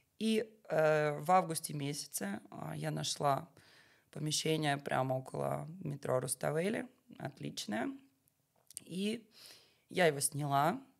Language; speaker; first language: Russian; native; Russian